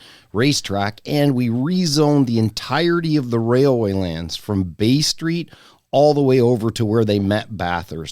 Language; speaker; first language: English; native; English